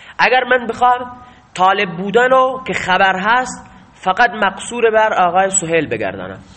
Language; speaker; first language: Persian; non-native, local second language; Baluchi